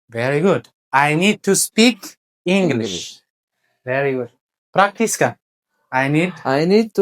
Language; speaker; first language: English; non-native, fluent; Tigrinya